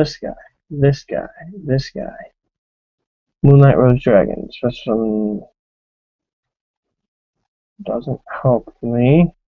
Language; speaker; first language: English; native; English